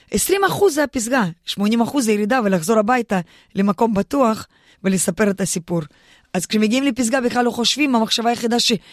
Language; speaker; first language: Hebrew; non-native, fluent; Russian